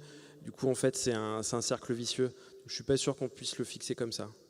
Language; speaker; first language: French; native; French